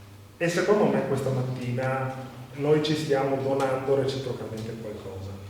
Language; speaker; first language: Italian; native; Italian